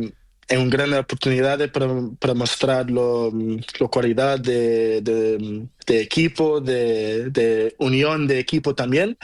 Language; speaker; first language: Spanish; non-native, learner; Portuguese